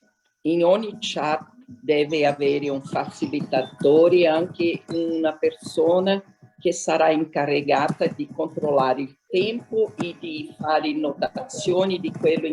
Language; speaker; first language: Italian; non-native, learner; Portuguese